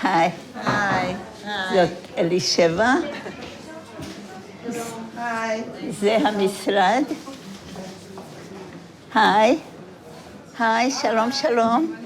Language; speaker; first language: Hebrew; non-native, fluent; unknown